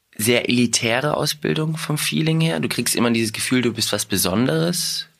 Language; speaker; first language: German; early bilingual, other home language; Russian